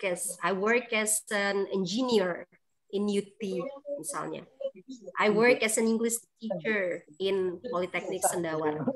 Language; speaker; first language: English; non-native, fluent; Indonesian